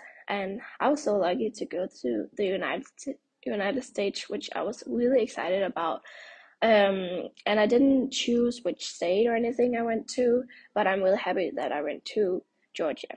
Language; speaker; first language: English; non-native, fluent; Danish